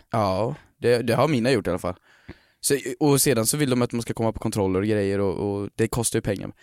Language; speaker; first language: Swedish; native; Swedish